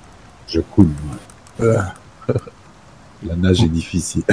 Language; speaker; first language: French; native; French